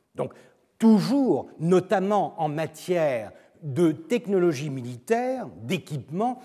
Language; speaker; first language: French; non-native, fluent; Turkish